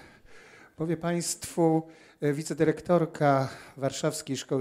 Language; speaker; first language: Polish; native; Polish